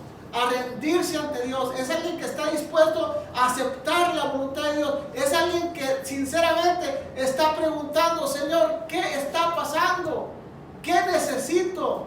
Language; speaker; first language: Spanish; native; Spanish